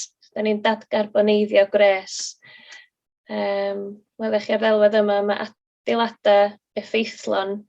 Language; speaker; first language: Welsh; native; Welsh